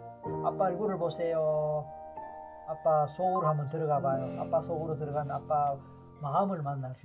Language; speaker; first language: Korean; native; Korean